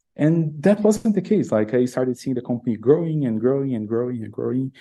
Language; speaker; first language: English; non-native, fluent; Portuguese